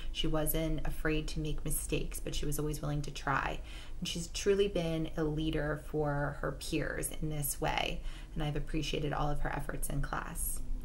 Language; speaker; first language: English; native; English